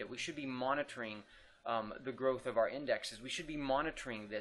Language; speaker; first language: English; native; English